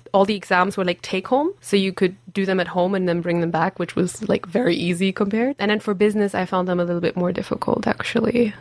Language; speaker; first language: English; non-native, fluent; German